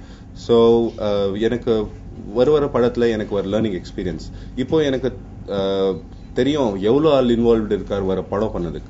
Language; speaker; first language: Tamil; non-native, learner; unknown